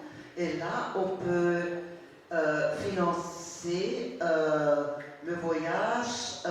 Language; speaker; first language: French; non-native, fluent; German